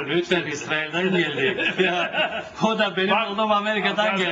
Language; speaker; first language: Turkish; non-native, local second language; Ladino